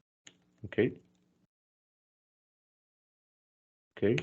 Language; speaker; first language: English; non-native, fluent; Spanish